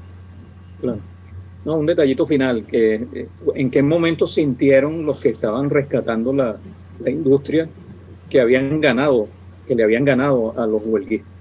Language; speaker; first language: Spanish; native; Spanish